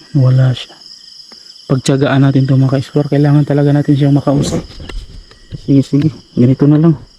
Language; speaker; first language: Filipino; native; Filipino